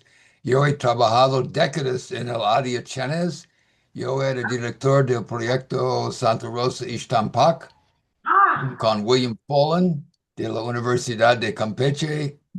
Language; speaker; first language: Spanish; non-native, fluent; English